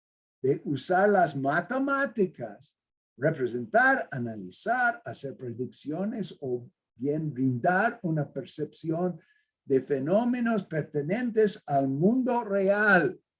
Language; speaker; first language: Spanish; non-native, fluent; English